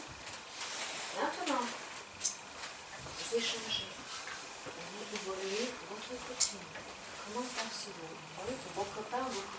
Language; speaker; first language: French; non-native, fluent; Ukrainian